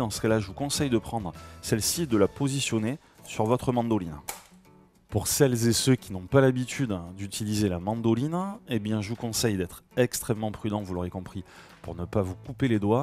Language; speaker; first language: French; native; French